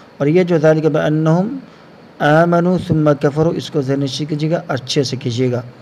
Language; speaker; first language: Urdu; native; Urdu